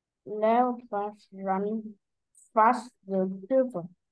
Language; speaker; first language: English; non-native, learner; Vietnamese